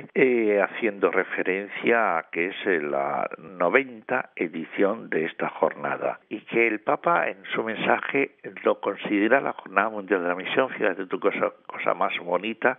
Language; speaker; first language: Spanish; native; Spanish